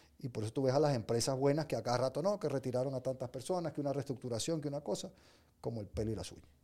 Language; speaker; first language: Spanish; native; Spanish